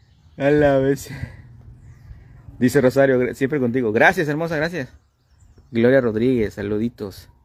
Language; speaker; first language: Spanish; native; Spanish